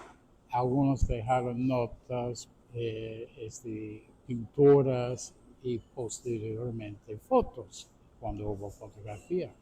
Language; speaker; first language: Spanish; non-native, fluent; English